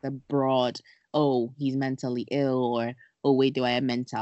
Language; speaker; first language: English; non-native, local second language; Akan